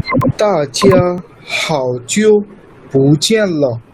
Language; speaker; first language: Chinese; non-native, fluent; Urdu